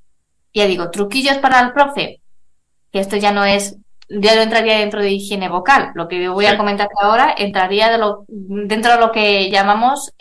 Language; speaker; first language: Spanish; native; Spanish